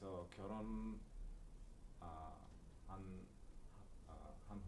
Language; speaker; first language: Korean; non-native, learner; Uzbek